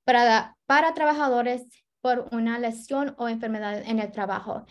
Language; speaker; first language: Spanish; early bilingual, heritage; Spanish